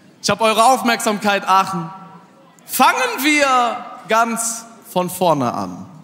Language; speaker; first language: German; early bilingual, other home language; Arabic